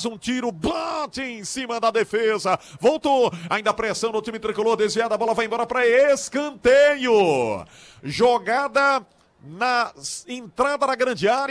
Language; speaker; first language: Portuguese; native; Portuguese